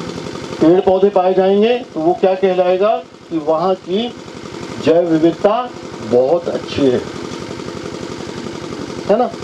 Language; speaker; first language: Hindi; native; Hindi